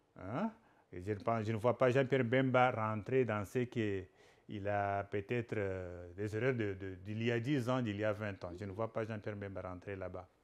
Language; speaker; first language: French; non-native, local second language; Lingala